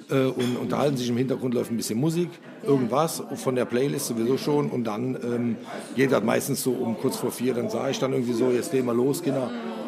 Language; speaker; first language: German; native; German